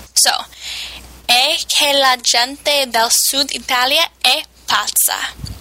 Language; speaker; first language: Italian; non-native, fluent; English